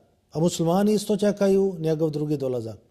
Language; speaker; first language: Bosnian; non-native, learner; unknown